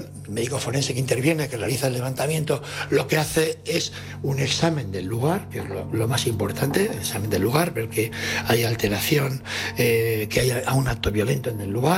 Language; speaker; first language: Spanish; native; Spanish